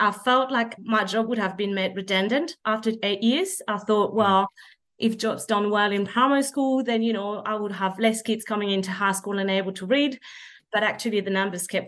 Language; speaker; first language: English; non-native, fluent; French